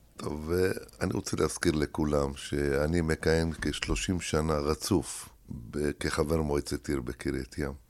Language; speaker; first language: Hebrew; early bilingual, other home language; Arabic